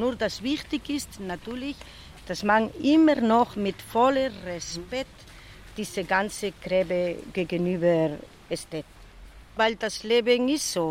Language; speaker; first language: German; non-native, fluent; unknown